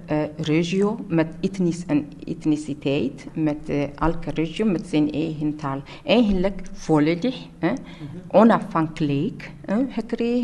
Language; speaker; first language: Dutch; non-native, learner; Tigrinya